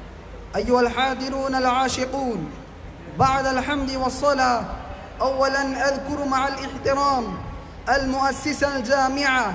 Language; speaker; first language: Arabic; non-native, learner; Bangla